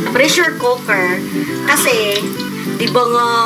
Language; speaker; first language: Filipino; native; Filipino